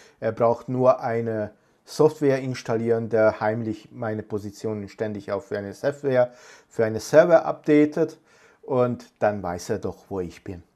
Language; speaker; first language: German; non-native, fluent; Hungarian